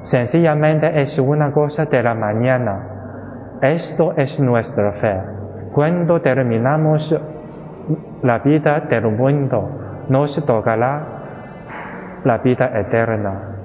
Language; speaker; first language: Spanish; non-native, fluent; Chinese